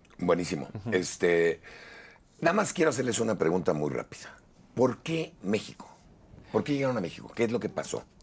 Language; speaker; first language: Spanish; native; Spanish